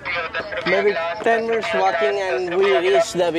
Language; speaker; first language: English; non-native, learner; Urdu